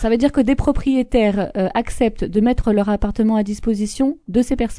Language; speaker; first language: French; native; French